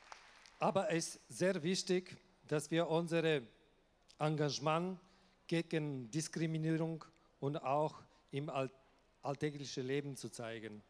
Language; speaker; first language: German; non-native, local second language; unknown